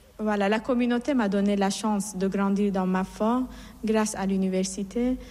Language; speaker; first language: French; non-native, fluent; Persian